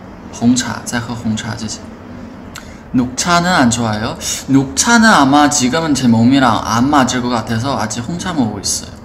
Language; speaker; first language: Korean; non-native, fluent; Chinese